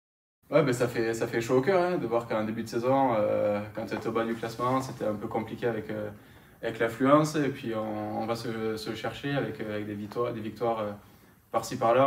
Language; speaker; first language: French; native; French